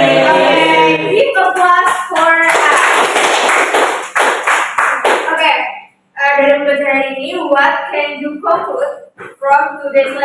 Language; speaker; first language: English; non-native, learner; Indonesian